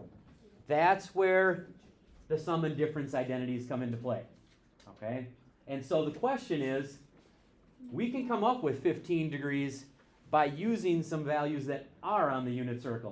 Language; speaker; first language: English; native; English